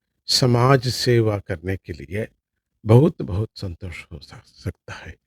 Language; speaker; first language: Hindi; non-native, local second language; Kannada